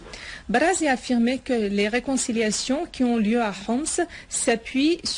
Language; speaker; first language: French; non-native, fluent; Arabic